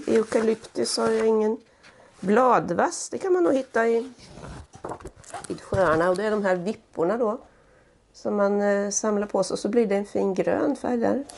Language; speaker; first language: Swedish; native; Swedish